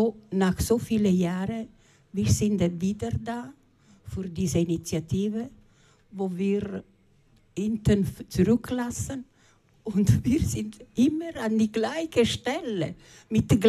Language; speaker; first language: German; non-native, learner; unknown